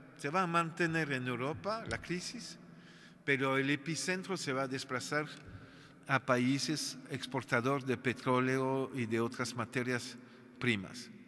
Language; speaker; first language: Spanish; non-native, fluent; French